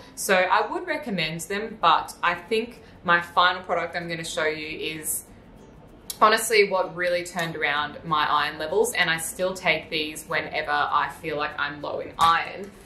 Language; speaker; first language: English; native; English